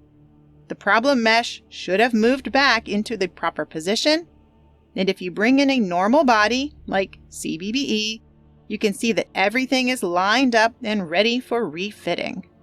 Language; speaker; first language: English; native; English